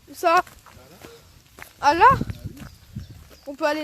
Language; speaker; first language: French; native; French